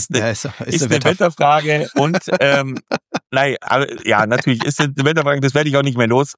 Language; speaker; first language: German; native; German